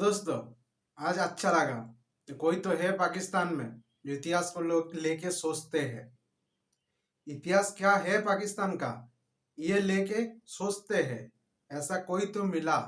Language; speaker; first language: Hindi; non-native, local second language; Bangla